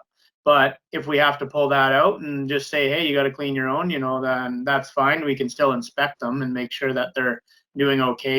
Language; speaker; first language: English; native; English